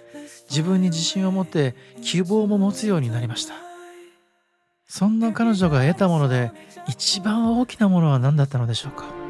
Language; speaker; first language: Japanese; native; Japanese